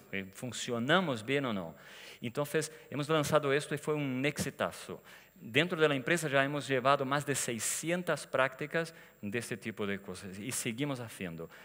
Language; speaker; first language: Spanish; non-native, fluent; Portuguese